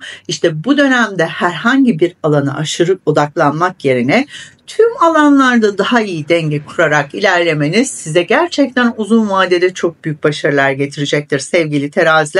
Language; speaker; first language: Turkish; native; Turkish